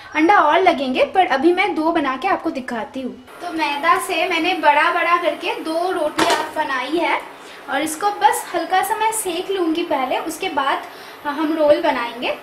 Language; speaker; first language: Hindi; non-native, local second language; Bangla